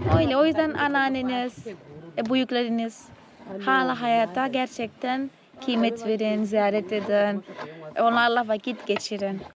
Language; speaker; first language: Turkish; non-native, fluent; Portuguese